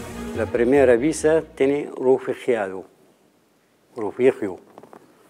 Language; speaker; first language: Spanish; non-native, learner; Arabic